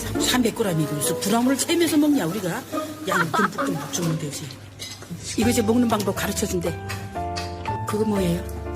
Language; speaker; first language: Korean; native; Korean